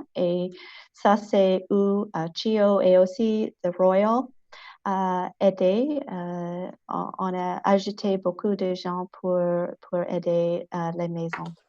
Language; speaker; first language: French; non-native, local second language; English